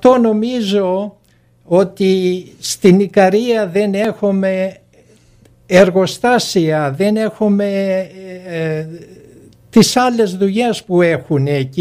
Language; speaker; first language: Greek; early bilingual, other home language; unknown